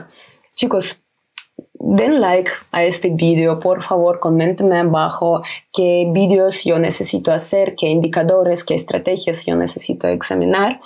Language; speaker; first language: Spanish; non-native, fluent; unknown